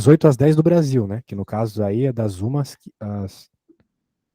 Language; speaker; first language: Portuguese; native; Portuguese